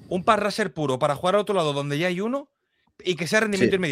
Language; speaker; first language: Spanish; native; Spanish